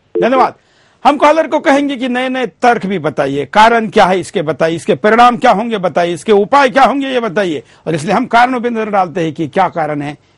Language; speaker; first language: Hindi; non-native, local second language; Marathi